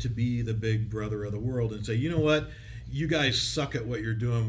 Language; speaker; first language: English; native; English